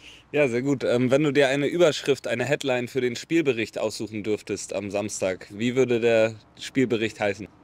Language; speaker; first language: German; native; German